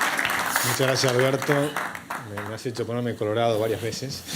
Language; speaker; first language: Spanish; native; Spanish